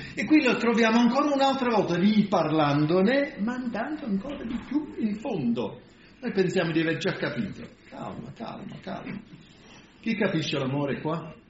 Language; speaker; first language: Italian; non-native, fluent; English